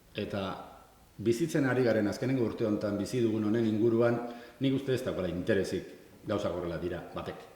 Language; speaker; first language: Basque; native; Basque